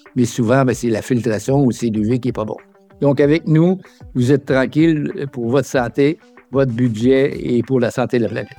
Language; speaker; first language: French; native; French